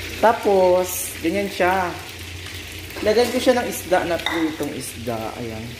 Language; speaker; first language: Filipino; non-native, local second language; Cebuano